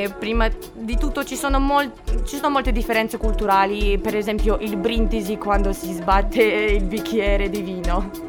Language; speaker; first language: Italian; non-native, fluent; Russian